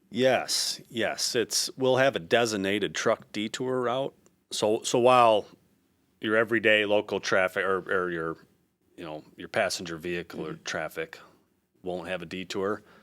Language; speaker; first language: English; native; English